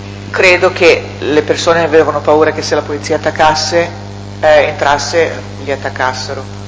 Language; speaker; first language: Italian; native; Italian